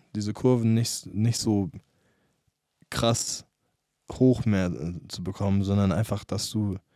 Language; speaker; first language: German; non-native, fluent; English